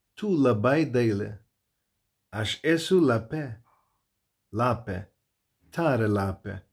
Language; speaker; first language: Lithuanian; non-native, learner; Turkish